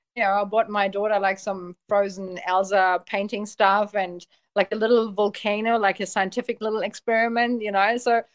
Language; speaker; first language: English; early bilingual, heritage; Polish